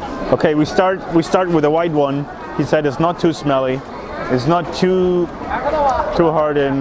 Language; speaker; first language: English; non-native, fluent; German